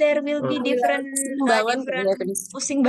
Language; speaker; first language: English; non-native, fluent; Indonesian